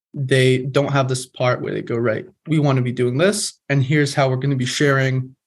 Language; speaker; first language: English; non-native, fluent; Polish